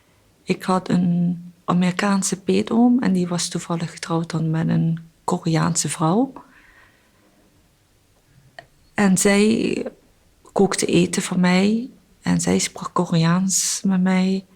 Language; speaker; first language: Dutch; early bilingual, other home language; Korean